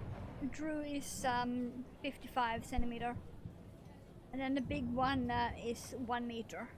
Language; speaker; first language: English; non-native, fluent; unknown